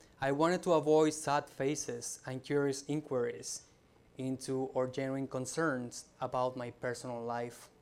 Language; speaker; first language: English; non-native, fluent; Spanish